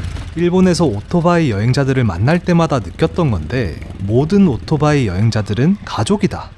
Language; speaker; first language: Korean; native; Korean